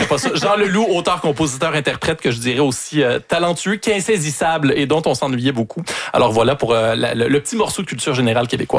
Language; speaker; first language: French; native; French